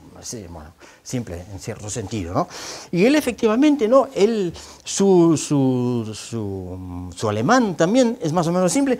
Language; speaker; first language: Spanish; non-native, fluent; Dutch